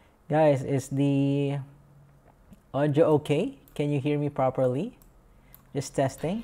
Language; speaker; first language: English; non-native, local second language; Filipino